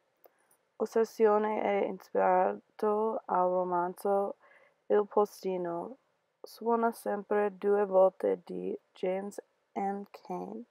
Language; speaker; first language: Italian; non-native, learner; English